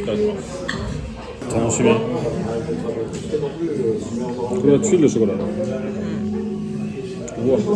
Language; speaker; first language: Japanese; non-native, fluent; French